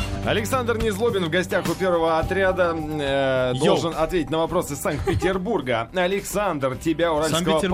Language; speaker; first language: Russian; native; Russian